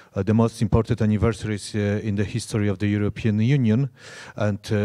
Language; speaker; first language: English; non-native, fluent; Polish